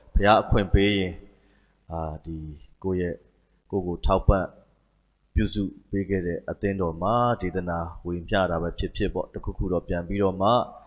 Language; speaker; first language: Burmese; non-native, local second language; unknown